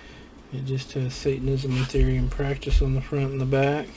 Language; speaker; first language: English; native; English